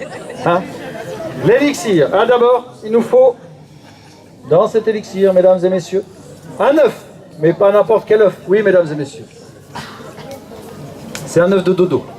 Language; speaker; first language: French; native; French